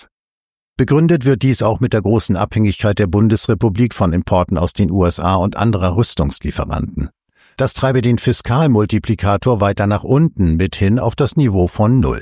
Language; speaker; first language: German; native; German